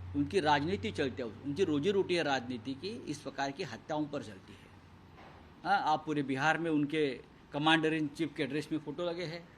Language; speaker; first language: Hindi; non-native, local second language; Marathi